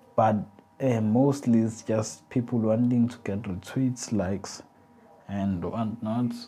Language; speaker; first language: English; non-native, local second language; Zulu